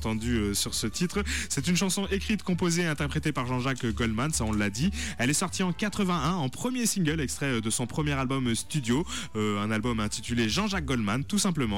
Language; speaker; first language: French; native; French